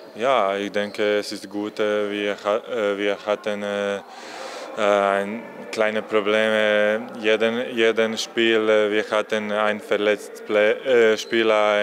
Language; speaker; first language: German; non-native, learner; Croatian